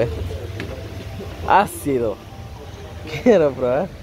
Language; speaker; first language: Spanish; native; Spanish